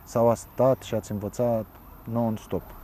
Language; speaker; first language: Romanian; native; Romanian